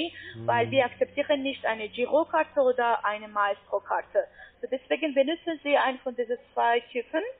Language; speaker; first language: German; non-native, learner; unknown